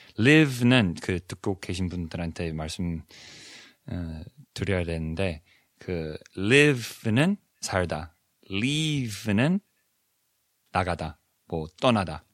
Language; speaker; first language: Korean; non-native, fluent; English